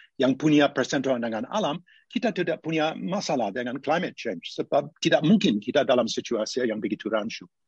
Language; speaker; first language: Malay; non-native, fluent; English